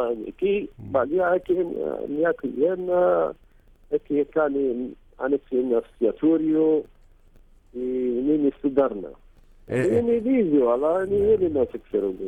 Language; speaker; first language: Greek; non-native, learner; Arabic